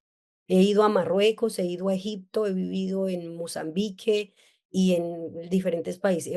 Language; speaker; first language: Spanish; native; Spanish